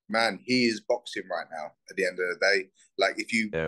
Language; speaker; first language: English; native; English